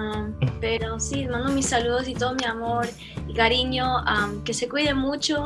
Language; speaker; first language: Spanish; early bilingual, heritage; Spanish